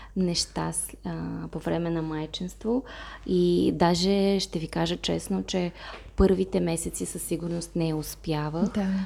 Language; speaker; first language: Bulgarian; non-native, fluent; Russian